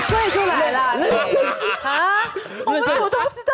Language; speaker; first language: Chinese; native; Chinese